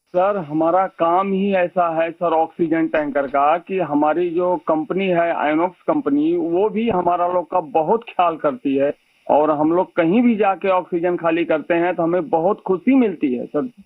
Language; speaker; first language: Hindi; native; Hindi